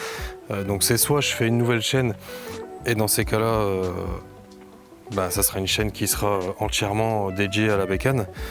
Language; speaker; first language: French; native; French